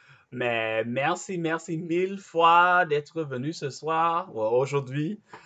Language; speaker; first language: French; non-native, learner; English